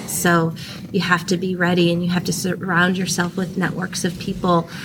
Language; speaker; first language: English; native; English